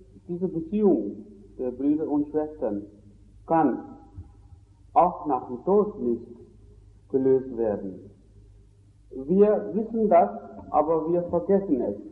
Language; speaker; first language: German; non-native, fluent; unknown